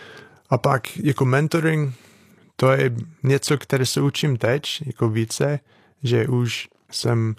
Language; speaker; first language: Czech; non-native, fluent; English